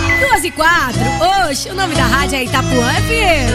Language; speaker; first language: Portuguese; native; Portuguese